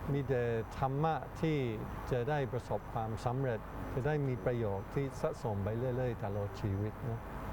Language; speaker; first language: Thai; non-native, fluent; English